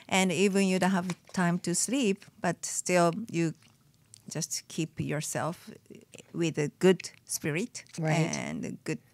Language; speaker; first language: English; non-native, fluent; Japanese